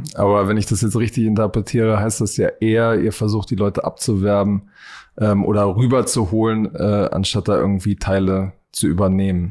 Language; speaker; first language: German; native; German